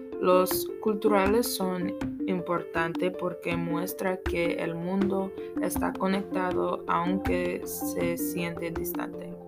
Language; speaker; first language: Spanish; non-native, learner; English